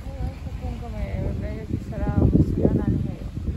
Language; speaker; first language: Korean; non-native, learner; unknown